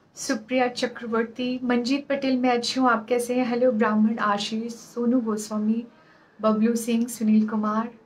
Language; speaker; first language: Hindi; native; Hindi